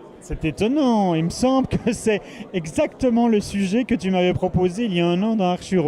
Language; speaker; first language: French; native; French